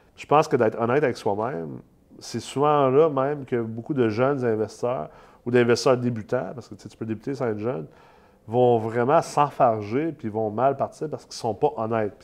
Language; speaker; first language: French; native; French